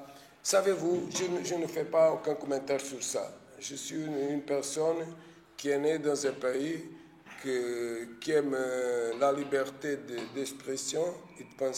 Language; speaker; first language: French; non-native, fluent; Portuguese